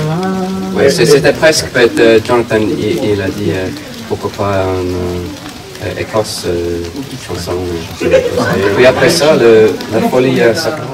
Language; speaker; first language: French; non-native, learner; English